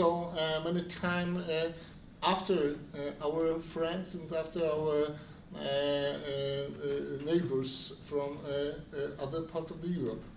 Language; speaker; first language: English; non-native, learner; Polish